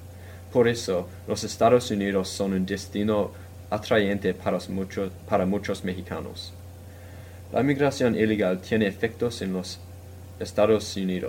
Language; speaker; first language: Spanish; non-native, fluent; English